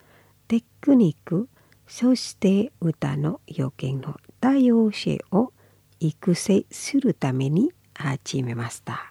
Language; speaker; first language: Japanese; non-native, fluent; Indonesian